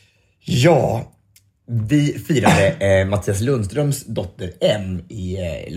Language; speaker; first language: Swedish; native; Swedish